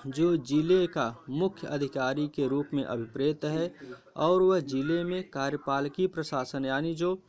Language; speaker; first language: Hindi; native; Hindi